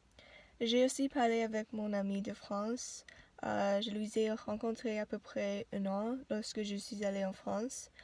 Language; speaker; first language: French; non-native, learner; English